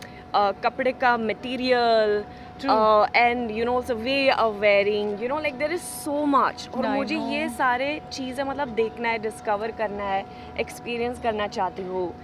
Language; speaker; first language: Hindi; non-native, fluent; Swedish